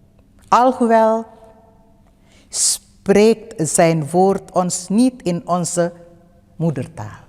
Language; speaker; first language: Dutch; early bilingual, other home language; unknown